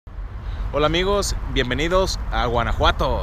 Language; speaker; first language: Spanish; native; Spanish